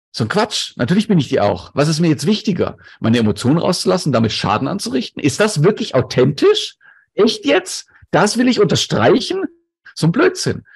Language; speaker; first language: German; non-native, local second language; Greek